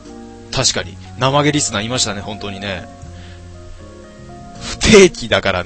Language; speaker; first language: Japanese; native; Japanese